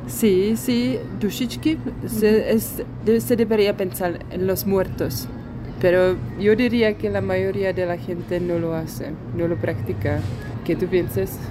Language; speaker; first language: Spanish; non-native, fluent; Czech